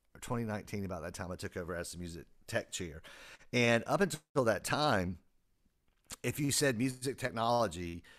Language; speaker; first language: English; native; English